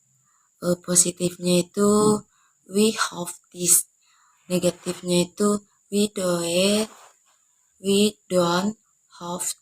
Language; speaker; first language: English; non-native, learner; Indonesian